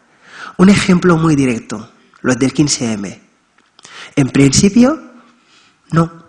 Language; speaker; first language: Spanish; non-native, fluent; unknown